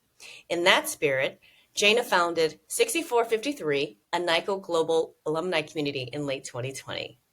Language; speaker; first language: English; native; English